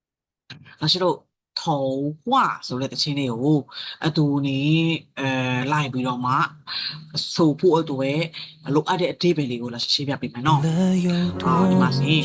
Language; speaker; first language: Burmese; native; Burmese